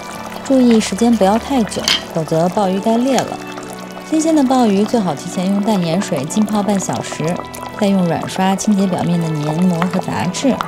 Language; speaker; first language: Chinese; native; Chinese